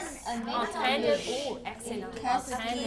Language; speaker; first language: French; non-native, fluent; English